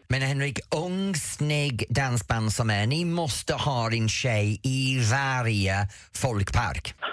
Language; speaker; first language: Swedish; non-native, fluent; English